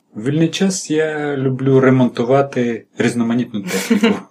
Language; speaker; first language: Ukrainian; native; Ukrainian